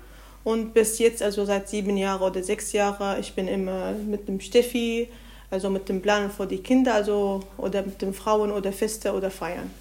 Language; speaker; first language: German; non-native, learner; Arabic